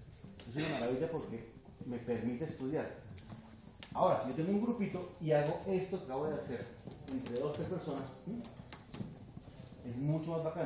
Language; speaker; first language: Spanish; native; Spanish